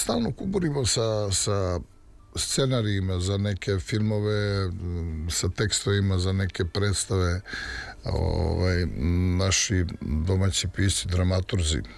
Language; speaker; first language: Serbian; native; Serbian